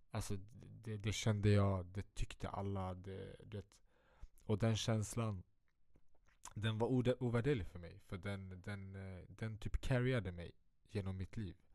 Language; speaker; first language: Swedish; early bilingual, other home language; Central Kurdish